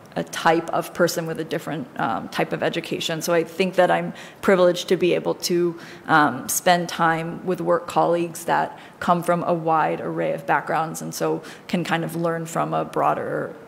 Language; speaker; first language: English; native; English